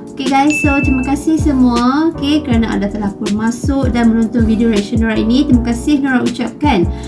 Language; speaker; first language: Malay; native; Malay